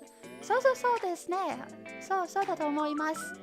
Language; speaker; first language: Japanese; non-native, learner; Chinese